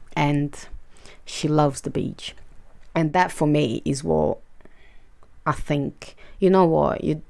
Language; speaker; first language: English; non-native, fluent; Portuguese